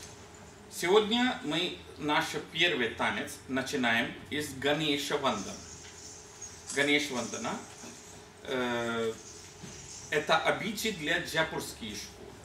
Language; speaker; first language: Russian; non-native, learner; Hindi